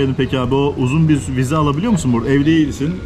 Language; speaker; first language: Turkish; native; Turkish